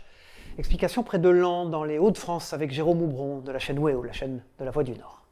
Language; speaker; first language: French; native; French